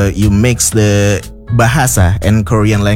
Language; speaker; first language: English; non-native, learner; Indonesian